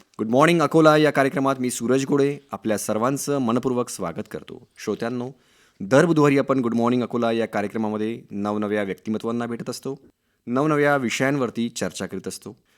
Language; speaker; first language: Marathi; native; Marathi